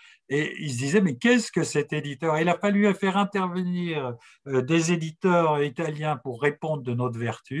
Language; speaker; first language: French; native; French